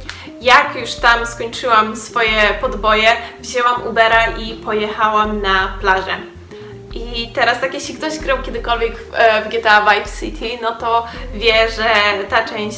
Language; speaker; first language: Polish; native; Polish